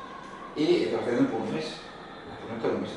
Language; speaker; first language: Spanish; native; Spanish